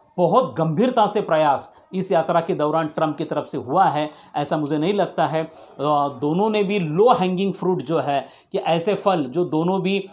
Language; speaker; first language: Hindi; non-native, local second language; Marathi